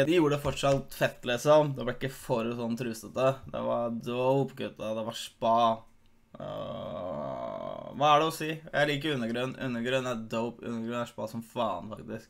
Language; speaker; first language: Norwegian; early bilingual, other home language; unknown